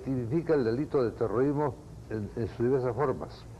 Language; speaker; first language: Spanish; native; Spanish